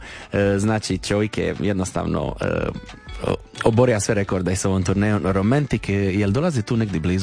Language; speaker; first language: Serbian; native; Serbian